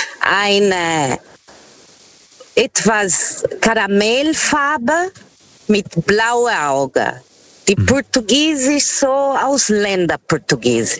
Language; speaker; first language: German; non-native, fluent; Portuguese